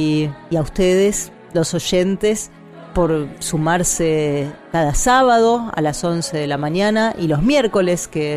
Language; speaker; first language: Spanish; native; Spanish